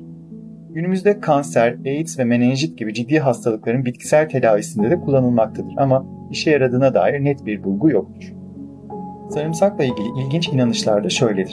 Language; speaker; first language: Turkish; native; Turkish